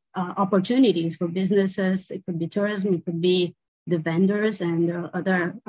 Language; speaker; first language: English; non-native, fluent; Portuguese